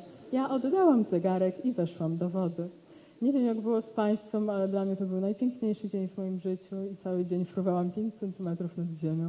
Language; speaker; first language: Polish; native; Polish